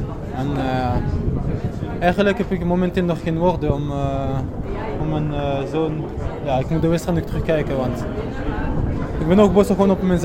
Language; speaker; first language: Dutch; non-native, fluent; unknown